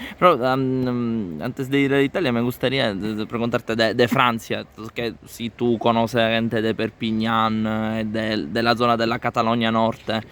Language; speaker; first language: Spanish; non-native, learner; Italian